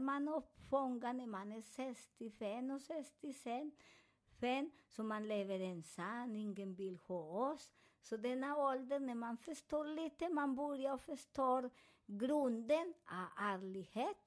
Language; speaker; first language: Swedish; non-native, fluent; Spanish